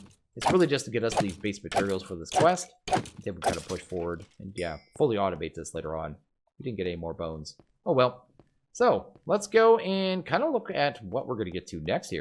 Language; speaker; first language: English; native; English